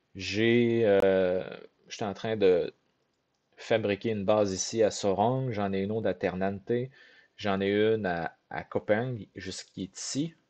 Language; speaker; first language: French; native; French